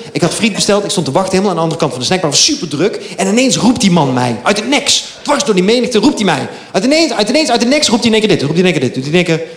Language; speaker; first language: Dutch; native; Dutch